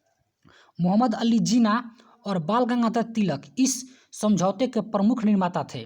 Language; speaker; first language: Hindi; native; Hindi